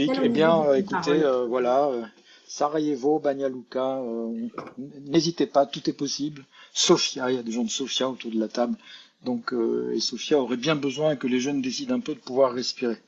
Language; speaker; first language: French; native; French